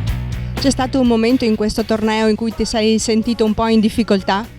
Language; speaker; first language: Italian; native; Italian